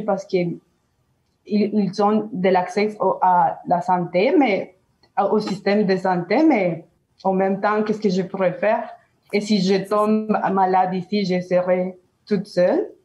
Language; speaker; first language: French; non-native, learner; Spanish